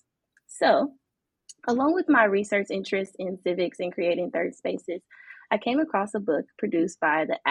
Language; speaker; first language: English; native; English